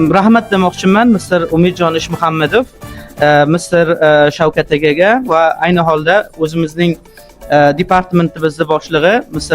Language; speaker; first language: Uzbek; non-native, learner; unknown